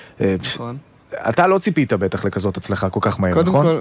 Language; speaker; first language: Hebrew; native; Hebrew